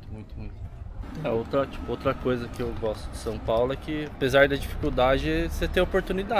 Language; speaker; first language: Portuguese; native; Portuguese